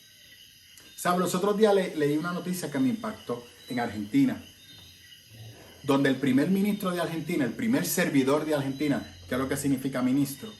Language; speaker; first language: Spanish; native; Spanish